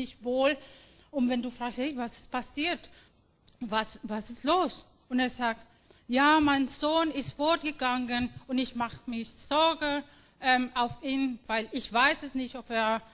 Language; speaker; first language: German; non-native, fluent; Spanish